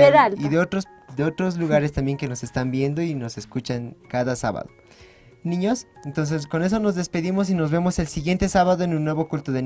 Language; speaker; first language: Spanish; native; Spanish